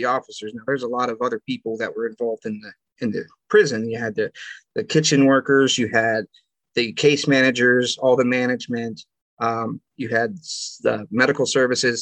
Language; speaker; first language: English; native; English